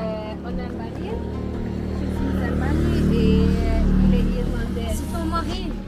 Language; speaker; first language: French; non-native, learner; German